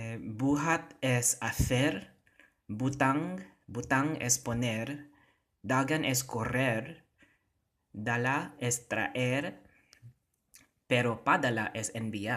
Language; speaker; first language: Spanish; non-native, fluent; Cebuano